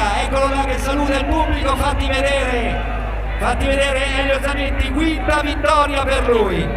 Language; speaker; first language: Italian; native; Italian